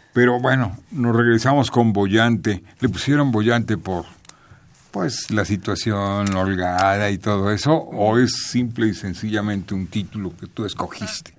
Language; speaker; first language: Spanish; native; Spanish